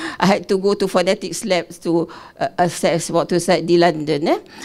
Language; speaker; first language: English; non-native, local second language; Malay